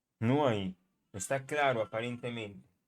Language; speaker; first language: Spanish; native; Spanish